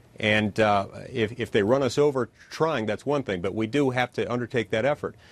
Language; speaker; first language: English; native; English